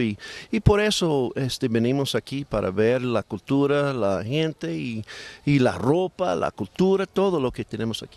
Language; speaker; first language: Spanish; non-native, learner; English